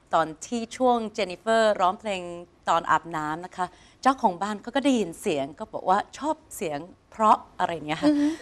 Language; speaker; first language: Thai; non-native, fluent; English